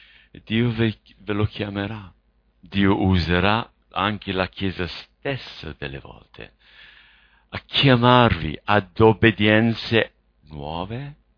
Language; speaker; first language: Italian; non-native, fluent; English